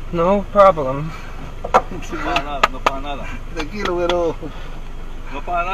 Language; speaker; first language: Spanish; non-native, learner; English